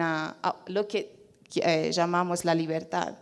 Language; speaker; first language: Spanish; non-native, fluent; Persian